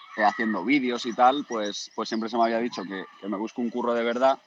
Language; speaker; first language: Spanish; native; Spanish